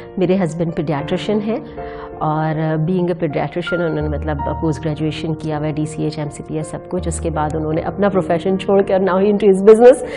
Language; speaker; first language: Urdu; native; Urdu